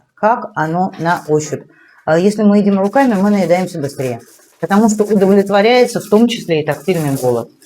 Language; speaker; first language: Russian; native; Russian